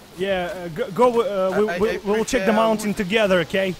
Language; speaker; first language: English; non-native, learner; Russian